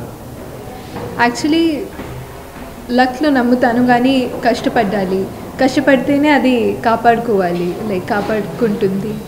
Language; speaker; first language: Telugu; non-native, fluent; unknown